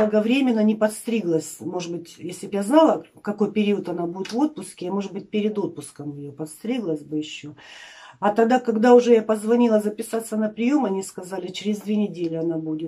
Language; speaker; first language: Russian; native; Russian